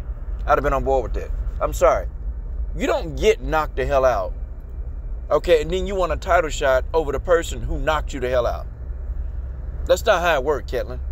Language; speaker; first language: English; native; English